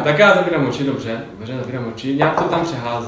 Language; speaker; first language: Czech; native; Czech